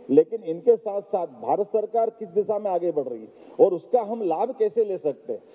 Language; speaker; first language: Hindi; native; Hindi